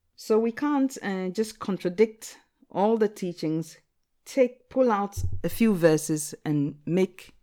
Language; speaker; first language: English; non-native, local second language; Akan